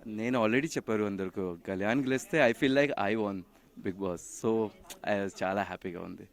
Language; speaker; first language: Telugu; non-native, learner; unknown